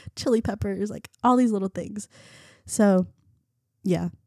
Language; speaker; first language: English; early bilingual, other home language; Vietnamese